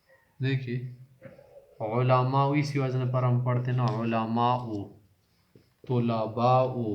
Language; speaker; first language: Urdu; native; Urdu